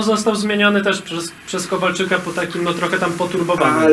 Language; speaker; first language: Polish; native; Polish